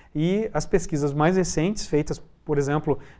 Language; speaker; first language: Portuguese; native; Portuguese